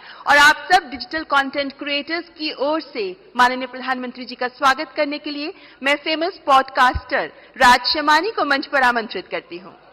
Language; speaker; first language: Hindi; native; Hindi